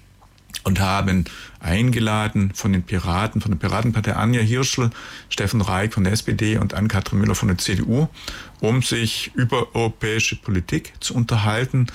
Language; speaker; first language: German; native; German